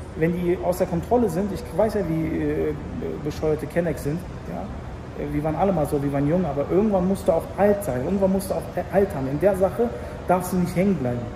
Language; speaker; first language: German; early bilingual, other home language; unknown